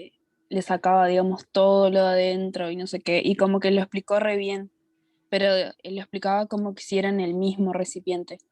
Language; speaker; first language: Spanish; native; Spanish